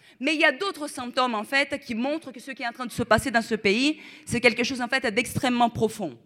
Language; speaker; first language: French; non-native, fluent; Portuguese